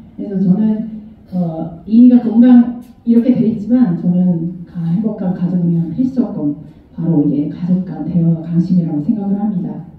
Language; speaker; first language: Korean; non-native, fluent; Japanese